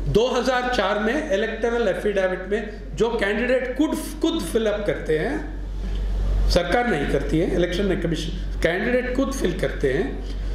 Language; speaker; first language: Hindi; non-native, local second language; Telugu